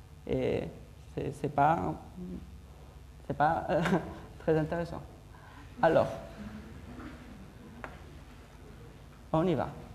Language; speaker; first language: French; non-native, fluent; Spanish